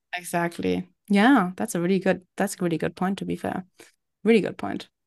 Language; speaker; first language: English; non-native, fluent; German